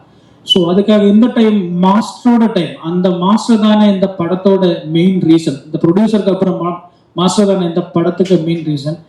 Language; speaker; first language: Tamil; non-native, learner; Malayalam